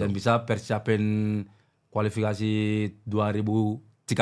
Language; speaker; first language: Indonesian; non-native, learner; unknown